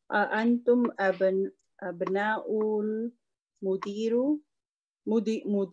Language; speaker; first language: Arabic; non-native, learner; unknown